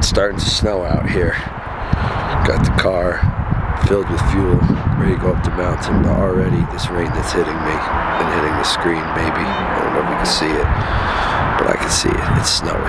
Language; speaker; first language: English; native; English